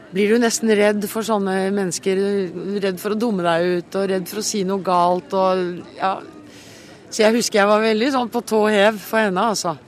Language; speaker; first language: Norwegian; native; Norwegian